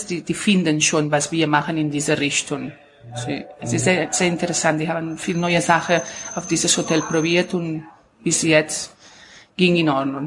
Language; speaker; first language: German; non-native, learner; Spanish